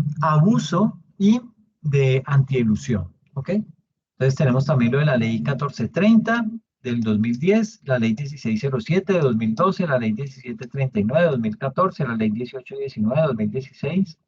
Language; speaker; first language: Spanish; native; Spanish